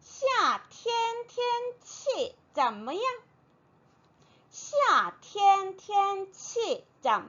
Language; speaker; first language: Chinese; non-native, fluent; Korean